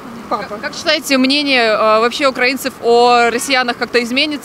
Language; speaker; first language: Russian; native; Russian